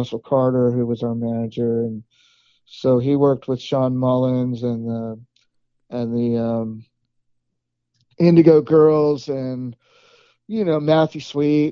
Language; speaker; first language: English; native; English